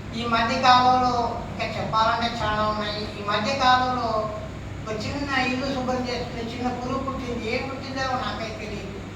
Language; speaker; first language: Telugu; non-native, local second language; Tamil